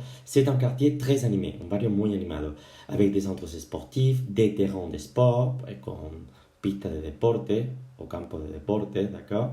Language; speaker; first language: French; non-native, fluent; Spanish